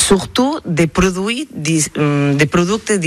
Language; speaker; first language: French; non-native, learner; Catalan